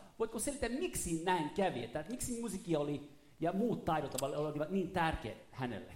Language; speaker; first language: Finnish; non-native, fluent; French